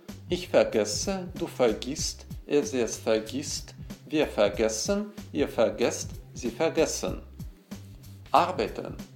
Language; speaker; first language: German; non-native, fluent; Russian